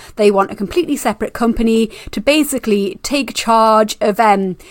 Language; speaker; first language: English; native; English